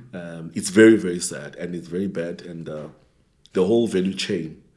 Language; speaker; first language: English; non-native, local second language; Xhosa